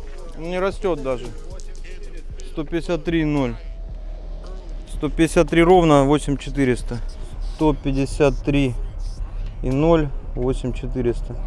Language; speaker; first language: Russian; native; Russian